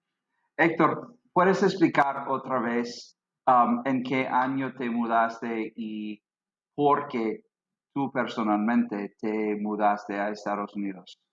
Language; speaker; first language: Spanish; non-native, fluent; English